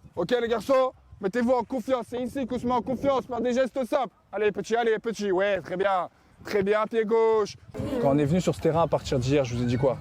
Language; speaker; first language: French; native; French